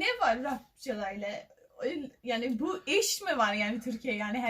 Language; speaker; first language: Turkish; non-native, learner; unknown